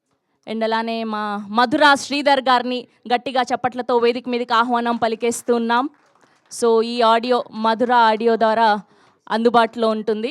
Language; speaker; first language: Telugu; native; Telugu